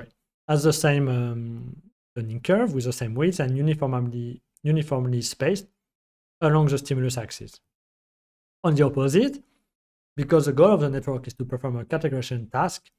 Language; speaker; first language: English; non-native, fluent; French